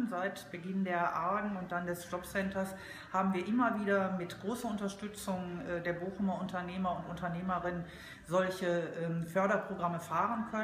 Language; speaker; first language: German; native; German